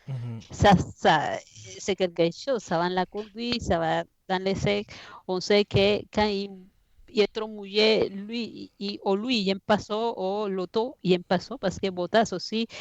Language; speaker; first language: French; non-native, fluent; Spanish